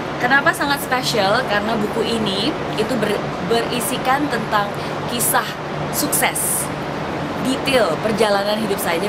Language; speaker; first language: Indonesian; native; Indonesian